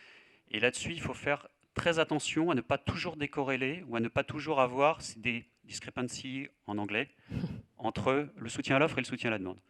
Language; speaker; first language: French; native; French